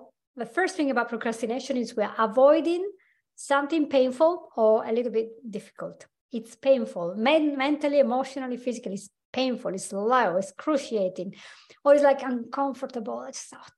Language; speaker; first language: English; non-native, fluent; Italian